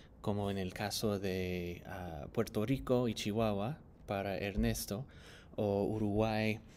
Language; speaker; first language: Spanish; non-native, fluent; English